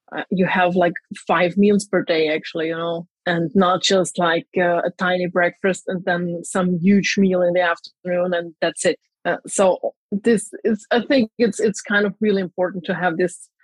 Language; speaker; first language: English; non-native, fluent; German